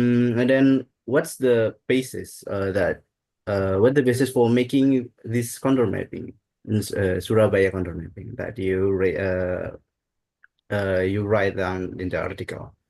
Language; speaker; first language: English; non-native, learner; Indonesian